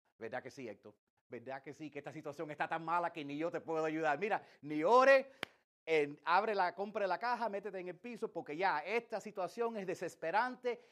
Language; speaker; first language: Spanish; early bilingual, heritage; English